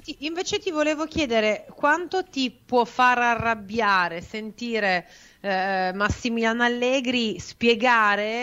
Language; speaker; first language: Italian; native; Italian